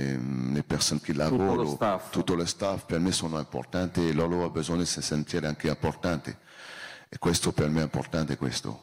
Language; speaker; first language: Italian; non-native, learner; French